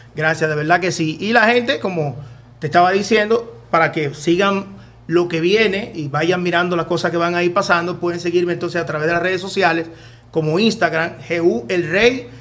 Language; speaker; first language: Spanish; native; Spanish